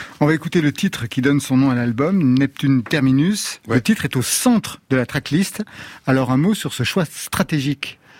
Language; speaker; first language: French; native; French